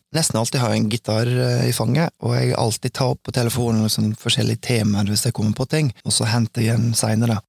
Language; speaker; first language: Norwegian; non-native, fluent; English